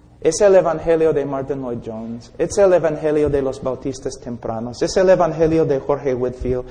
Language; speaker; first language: Spanish; non-native, fluent; English